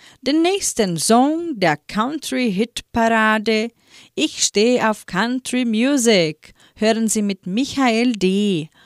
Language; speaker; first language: German; native; German